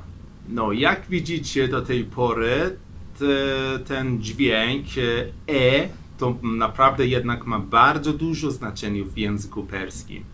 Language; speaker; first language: Polish; non-native, fluent; Persian